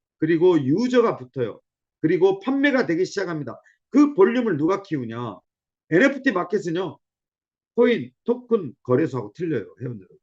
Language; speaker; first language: Korean; native; Korean